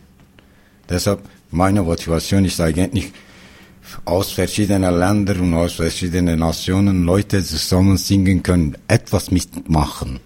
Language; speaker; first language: German; non-native, learner; Kurdish